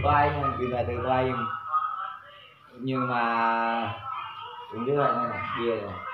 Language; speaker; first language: Vietnamese; non-native, local second language; Jarai